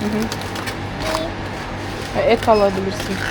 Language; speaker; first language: Turkish; non-native, learner; Kazakh